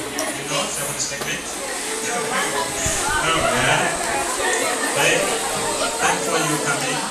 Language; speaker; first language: English; non-native, learner; Indonesian